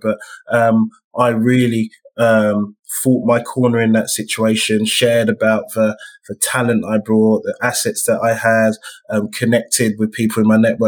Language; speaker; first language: English; native; English